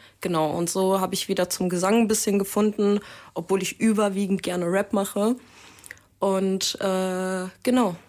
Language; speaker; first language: German; native; German